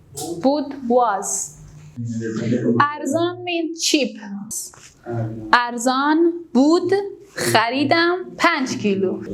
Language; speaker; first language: Persian; non-native, fluent; Urdu